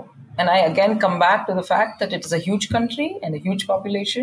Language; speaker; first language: English; non-native, local second language; Kannada